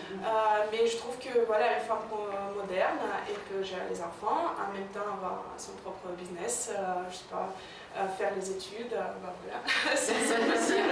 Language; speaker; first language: French; non-native, fluent; Russian